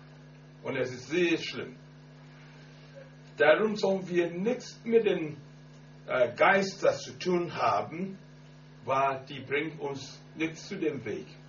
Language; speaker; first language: German; non-native, learner; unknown